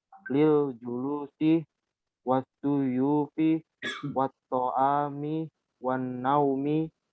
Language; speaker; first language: Arabic; non-native, learner; Indonesian